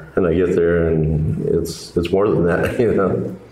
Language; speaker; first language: English; native; English